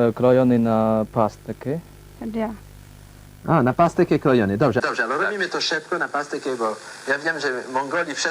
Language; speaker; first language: Polish; non-native, learner; Chinese